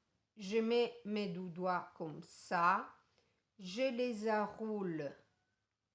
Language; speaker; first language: French; non-native, fluent; Italian